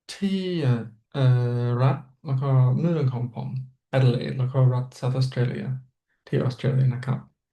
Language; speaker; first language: Thai; non-native, fluent; English